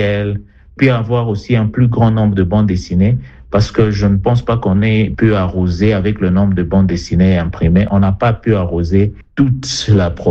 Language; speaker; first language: French; non-native, local second language; Swahili